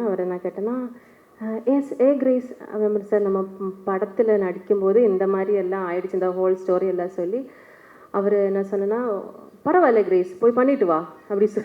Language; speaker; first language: Tamil; non-native, learner; Malayalam